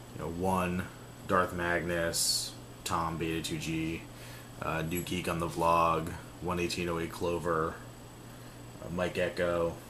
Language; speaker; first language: English; native; English